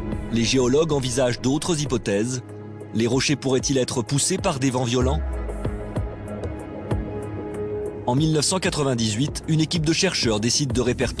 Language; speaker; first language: French; native; French